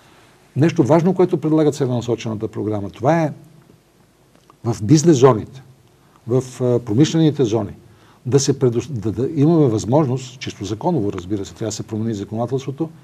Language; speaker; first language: Bulgarian; native; Bulgarian